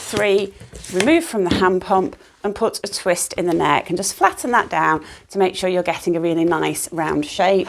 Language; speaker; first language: English; native; English